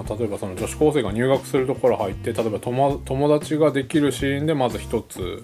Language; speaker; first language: Japanese; native; Japanese